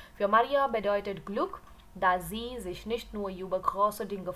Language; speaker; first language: German; non-native, learner; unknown